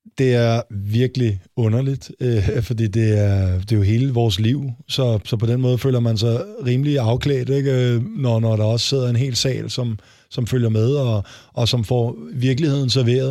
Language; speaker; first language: Danish; native; Danish